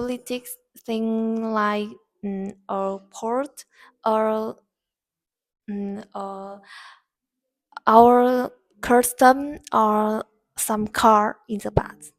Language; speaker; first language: English; non-native, learner; Vietnamese